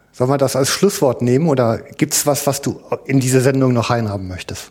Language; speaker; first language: German; native; German